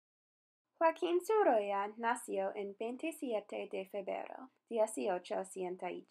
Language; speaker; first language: Spanish; non-native, learner; English